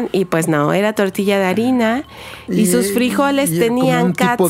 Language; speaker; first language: Spanish; native; Spanish